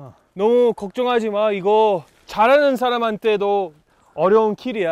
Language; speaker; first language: Korean; non-native, fluent; English